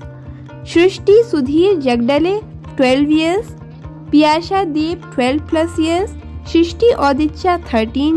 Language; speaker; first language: English; non-native, local second language; Hindi